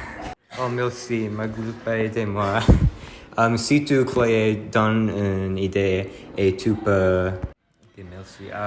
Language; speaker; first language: French; non-native, learner; English